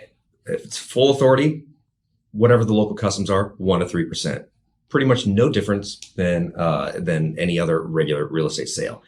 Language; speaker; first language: English; native; English